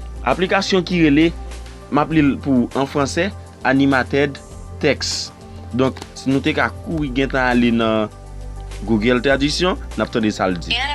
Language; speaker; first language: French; non-native, learner; Haitian Creole